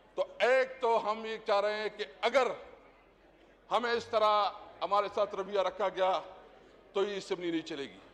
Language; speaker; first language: Urdu; non-native, local second language; Pashto